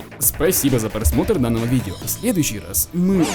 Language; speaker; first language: Russian; native; Russian